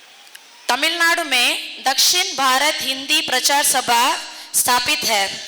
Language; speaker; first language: Hindi; non-native, local second language; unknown